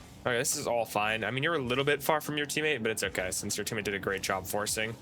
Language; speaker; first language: English; native; English